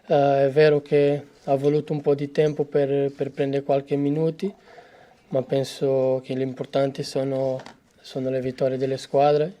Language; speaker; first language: Italian; non-native, fluent; Portuguese